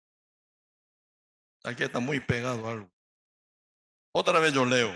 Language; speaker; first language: Spanish; non-native, learner; Korean